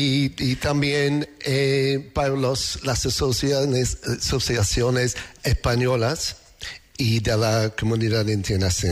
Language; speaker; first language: Spanish; non-native, learner; English